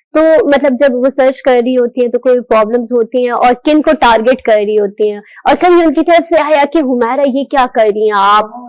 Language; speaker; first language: Urdu; native; Urdu